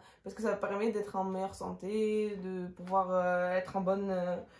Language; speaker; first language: French; native; French